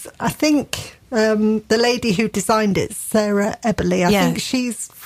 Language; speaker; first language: English; native; English